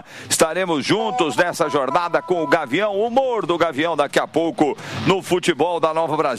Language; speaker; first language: Portuguese; native; Portuguese